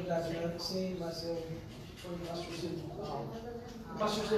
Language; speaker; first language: Portuguese; non-native, fluent; English